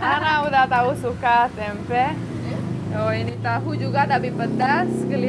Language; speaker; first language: Indonesian; non-native, fluent; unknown